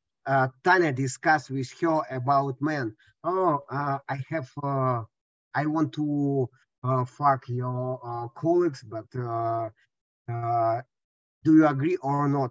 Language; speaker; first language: English; non-native, learner; Russian